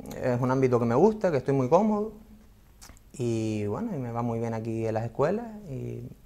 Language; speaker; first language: Spanish; native; Spanish